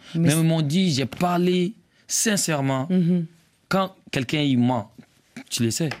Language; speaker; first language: French; non-native, local second language; Bambara